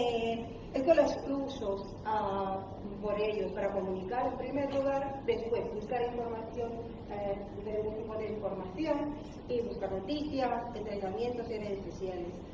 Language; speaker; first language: Spanish; non-native, learner; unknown